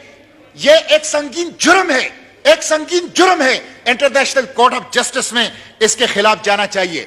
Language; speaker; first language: Urdu; non-native, local second language; Pashto